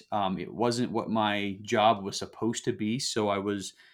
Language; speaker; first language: English; native; English